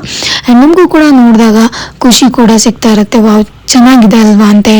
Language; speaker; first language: Kannada; native; Kannada